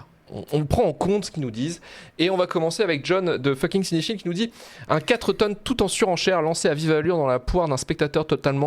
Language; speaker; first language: French; native; French